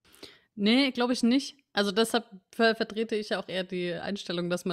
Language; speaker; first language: German; native; German